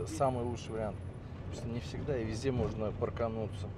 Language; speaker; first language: Russian; native; Russian